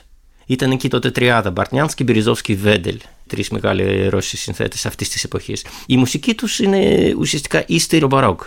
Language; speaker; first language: Greek; non-native, fluent; Russian